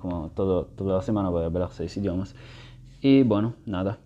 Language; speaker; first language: Spanish; non-native, fluent; Italian